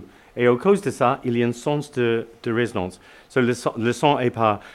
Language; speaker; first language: French; non-native, learner; English